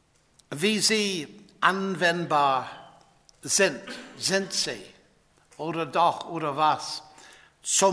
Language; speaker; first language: German; non-native, fluent; English